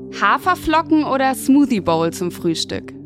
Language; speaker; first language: German; native; German